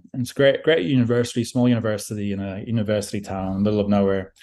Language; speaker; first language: English; native; English